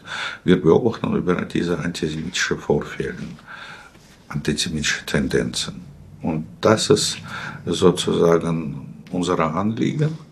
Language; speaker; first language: German; non-native, fluent; Russian